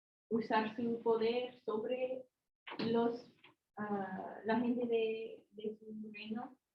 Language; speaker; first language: Spanish; non-native, learner; English